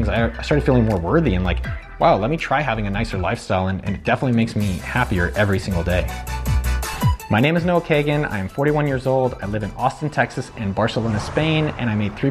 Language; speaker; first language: English; native; English